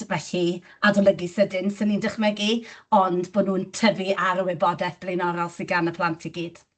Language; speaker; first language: Welsh; native; Welsh